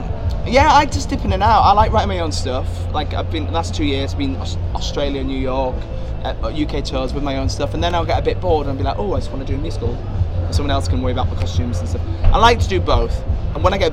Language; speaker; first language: English; native; English